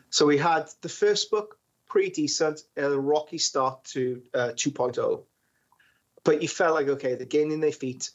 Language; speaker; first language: English; native; English